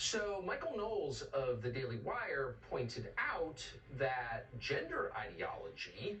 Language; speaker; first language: English; native; English